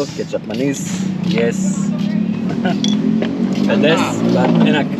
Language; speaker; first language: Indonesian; non-native, learner; Bosnian